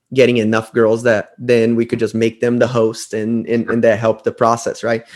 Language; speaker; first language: English; non-native, fluent; Portuguese